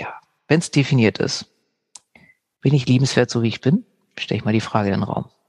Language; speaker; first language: German; native; German